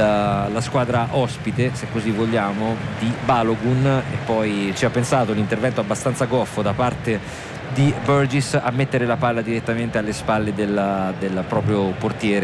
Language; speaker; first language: Italian; native; Italian